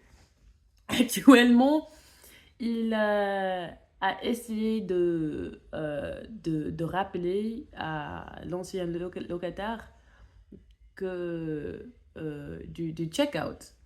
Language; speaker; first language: French; non-native, fluent; English